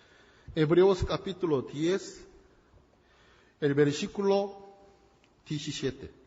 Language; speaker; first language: Spanish; non-native, fluent; Korean